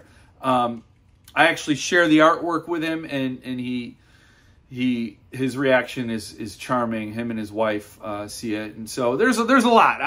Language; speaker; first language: English; native; English